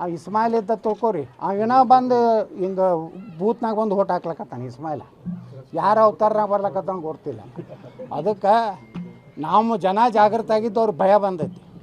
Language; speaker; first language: Kannada; native; Kannada